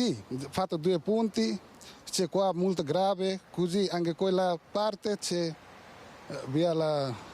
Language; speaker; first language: Italian; non-native, learner; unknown